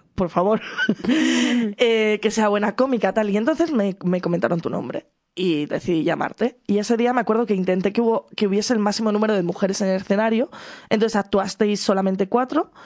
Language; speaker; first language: Spanish; native; Spanish